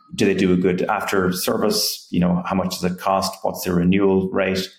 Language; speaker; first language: English; native; English